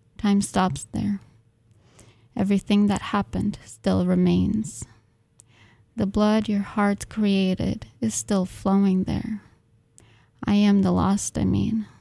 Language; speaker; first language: English; non-native, fluent; Russian